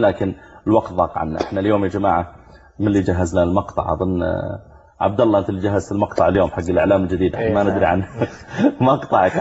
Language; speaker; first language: Arabic; native; Arabic